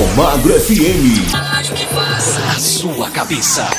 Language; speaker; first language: Portuguese; native; Portuguese